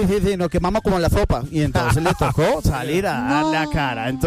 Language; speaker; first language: Spanish; native; Spanish